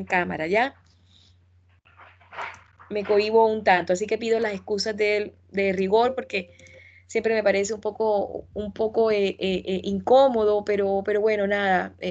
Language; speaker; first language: Spanish; native; Spanish